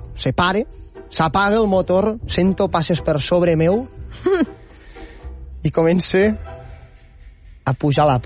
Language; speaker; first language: Catalan; native; Catalan